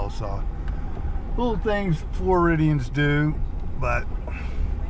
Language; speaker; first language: English; native; English